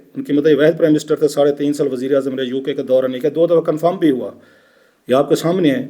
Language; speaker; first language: Urdu; non-native, local second language; Saraiki